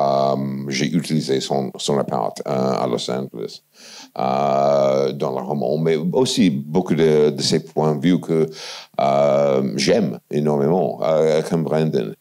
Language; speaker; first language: French; non-native, fluent; English